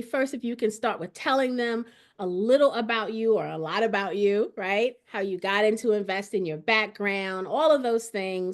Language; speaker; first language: English; native; English